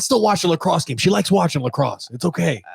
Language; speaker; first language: English; native; English